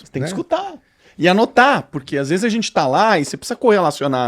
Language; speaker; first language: Portuguese; native; Portuguese